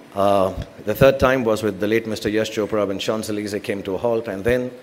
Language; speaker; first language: English; non-native, local second language; Hindi